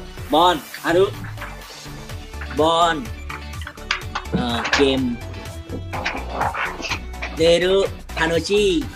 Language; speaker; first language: Japanese; non-native, learner; Thai